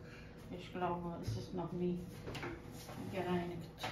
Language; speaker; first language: German; non-native, fluent; Croatian